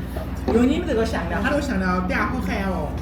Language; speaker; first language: Chinese; native; Chinese